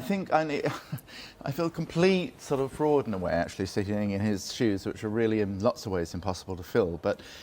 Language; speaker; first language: English; native; English